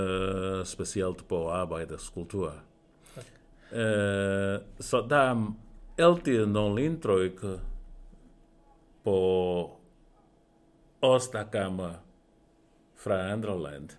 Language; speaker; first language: Danish; non-native, fluent; Portuguese